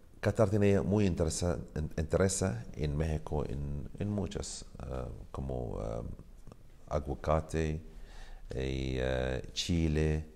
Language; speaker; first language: Spanish; non-native, learner; Arabic